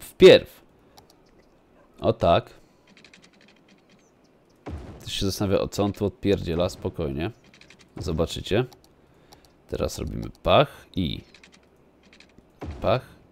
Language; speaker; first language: Polish; native; Polish